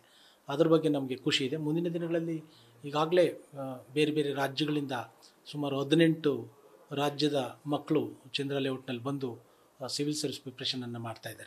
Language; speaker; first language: Kannada; native; Kannada